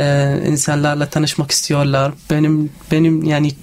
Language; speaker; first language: Turkish; non-native, learner; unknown